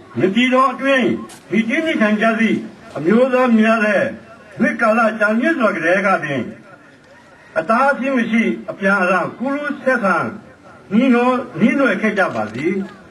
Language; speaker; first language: Burmese; non-native, local second language; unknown